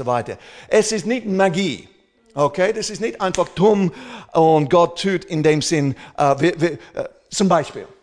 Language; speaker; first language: German; non-native, fluent; English